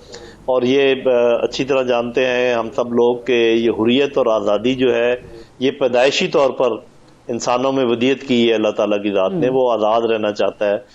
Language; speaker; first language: Urdu; native; Urdu